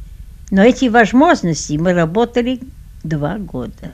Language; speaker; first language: Russian; early bilingual, heritage; Russian